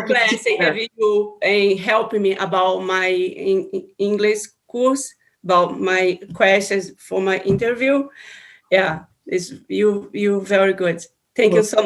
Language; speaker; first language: English; non-native, learner; Portuguese